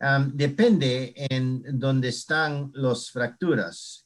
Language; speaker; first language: Spanish; non-native, learner; English